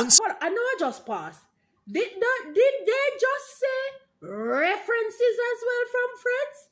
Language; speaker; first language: English; non-native, local second language; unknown